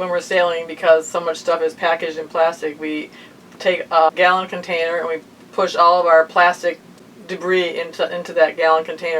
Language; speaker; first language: English; native; English